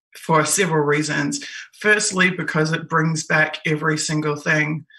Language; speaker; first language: English; native; English